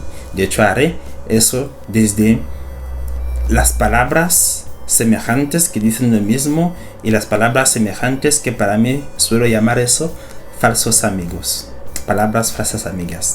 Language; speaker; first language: Spanish; non-native, fluent; French